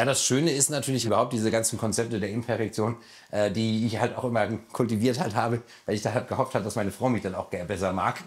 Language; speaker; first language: German; native; German